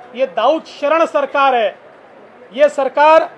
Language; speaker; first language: Hindi; non-native, local second language; Marathi